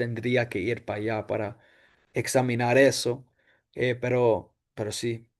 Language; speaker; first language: Spanish; non-native, fluent; English